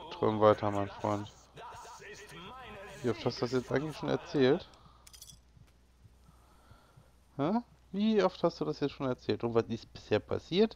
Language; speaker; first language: German; native; German